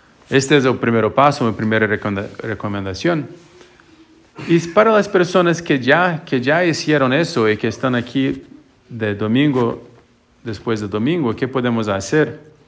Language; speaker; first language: Spanish; non-native, fluent; English